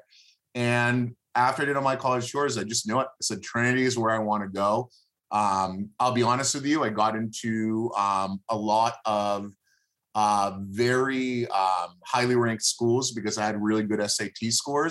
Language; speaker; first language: English; early bilingual, other home language; Hebrew